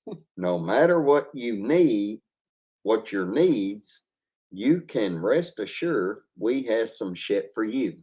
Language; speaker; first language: English; native; English